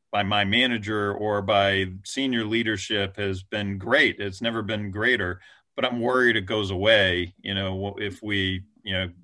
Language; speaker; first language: English; native; English